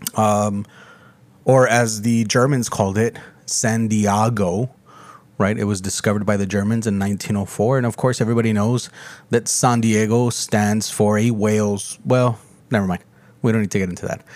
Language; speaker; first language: English; early bilingual, other home language; Spanish